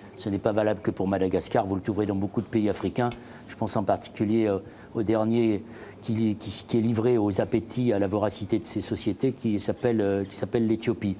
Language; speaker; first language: French; native; French